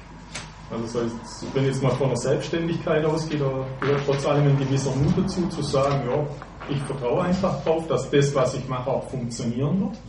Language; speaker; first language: German; native; German